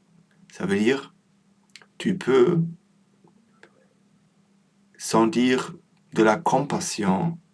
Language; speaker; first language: French; non-native, learner; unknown